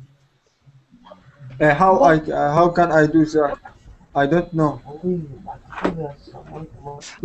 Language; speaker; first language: English; non-native, learner; Arabic